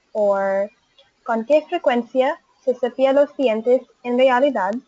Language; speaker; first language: Spanish; non-native, learner; English